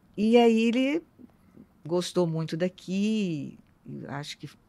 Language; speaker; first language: Portuguese; native; Portuguese